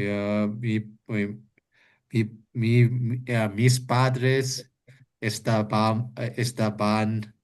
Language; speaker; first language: Spanish; non-native, learner; English